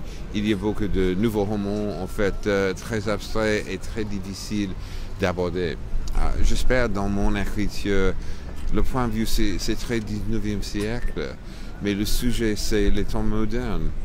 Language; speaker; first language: French; non-native, fluent; English